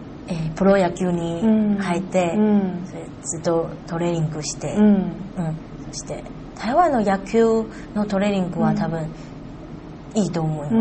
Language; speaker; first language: Japanese; non-native, learner; Chinese